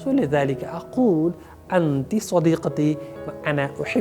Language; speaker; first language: Arabic; non-native, fluent; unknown